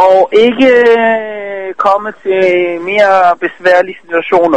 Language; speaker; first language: Danish; non-native, fluent; Hebrew